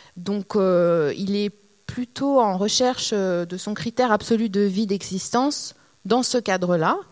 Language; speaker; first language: French; early bilingual, other home language; Arabic